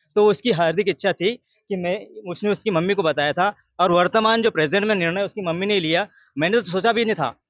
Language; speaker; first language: Hindi; native; Hindi